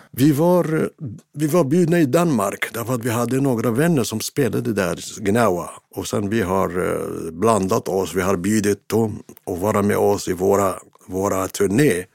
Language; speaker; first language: Swedish; non-native, fluent; Arabic